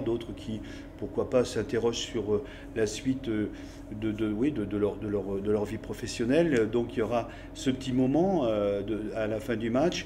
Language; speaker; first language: French; native; French